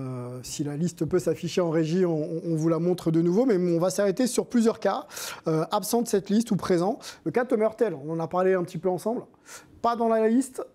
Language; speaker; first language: French; native; French